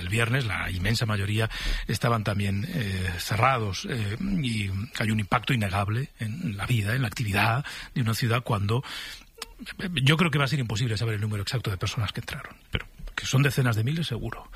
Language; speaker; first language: Spanish; native; Spanish